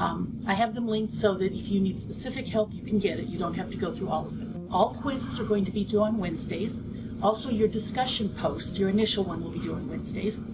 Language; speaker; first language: English; native; English